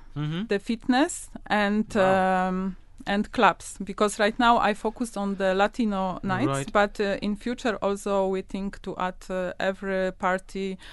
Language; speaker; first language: English; non-native, learner; Polish